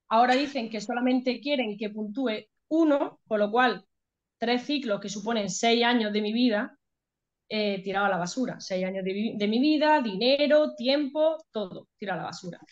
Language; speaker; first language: Spanish; native; Spanish